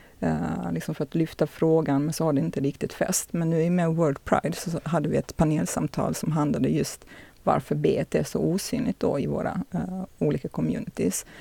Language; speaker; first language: Swedish; native; Swedish